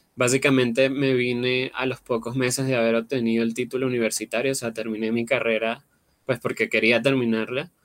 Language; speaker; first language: Spanish; native; Spanish